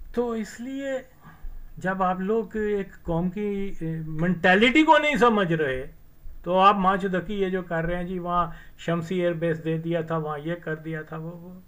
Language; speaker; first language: Urdu; non-native, local second language; Punjabi